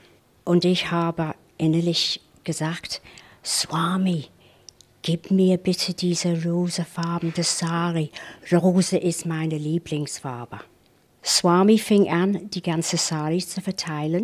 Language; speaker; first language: German; non-native, fluent; English